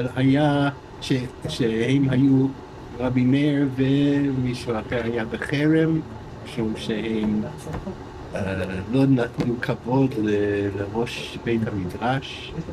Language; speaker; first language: Hebrew; non-native, fluent; English